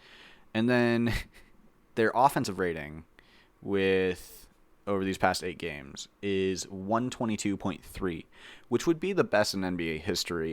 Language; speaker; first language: English; native; English